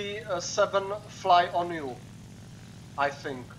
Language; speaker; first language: English; non-native, learner; Czech